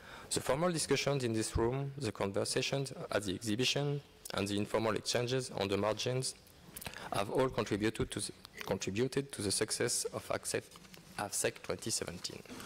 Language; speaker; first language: English; non-native, fluent; French